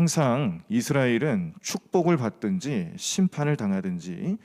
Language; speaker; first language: Korean; native; Korean